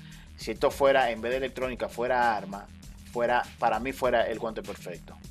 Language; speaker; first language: Spanish; native; Spanish